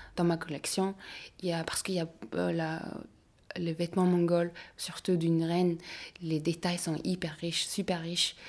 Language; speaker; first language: French; non-native, learner; Mongolian